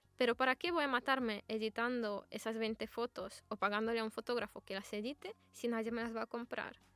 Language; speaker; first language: Spanish; non-native, fluent; Russian